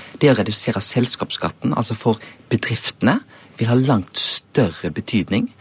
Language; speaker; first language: Norwegian; native; Norwegian